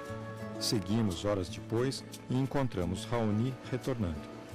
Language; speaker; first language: Portuguese; native; Portuguese